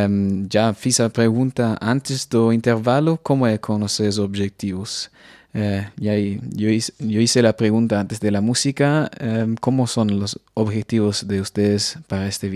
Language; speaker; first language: Spanish; non-native, fluent; German